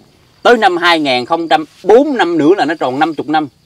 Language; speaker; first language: Vietnamese; native; Vietnamese